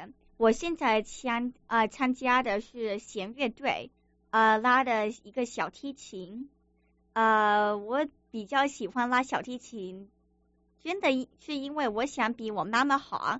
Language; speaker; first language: Chinese; early bilingual, other home language; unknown